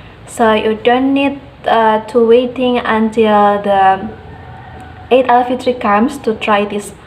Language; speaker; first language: English; non-native, learner; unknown